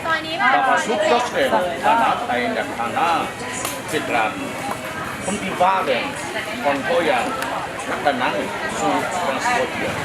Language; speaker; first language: German; non-native, learner; Vietnamese